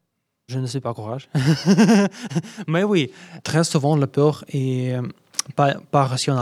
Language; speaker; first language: French; non-native, learner; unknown